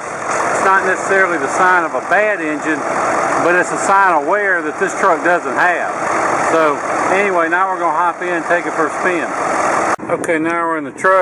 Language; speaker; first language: English; native; English